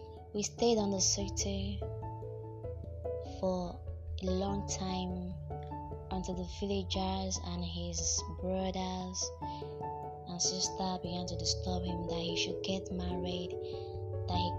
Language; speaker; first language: English; non-native, local second language; Igbo